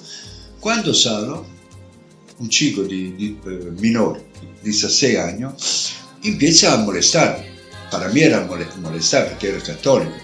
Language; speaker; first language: Spanish; non-native, learner; Italian